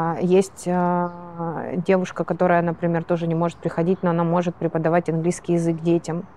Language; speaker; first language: Russian; native; Russian